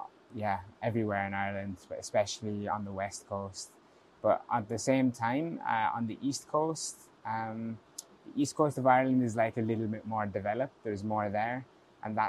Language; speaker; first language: English; native; English